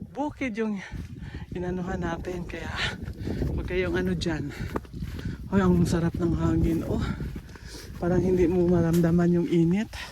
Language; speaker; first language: Filipino; non-native, local second language; Cebuano